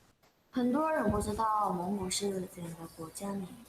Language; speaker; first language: Chinese; non-native, fluent; Mongolian